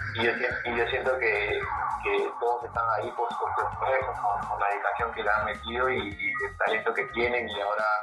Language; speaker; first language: Spanish; native; Spanish